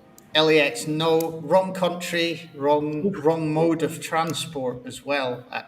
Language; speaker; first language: English; native; English